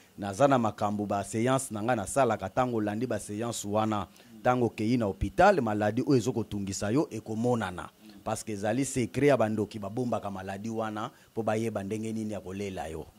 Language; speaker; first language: Lingala; non-native, local second language; Kongo